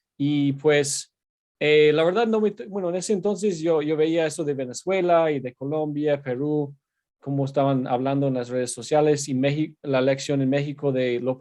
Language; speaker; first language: Spanish; non-native, fluent; English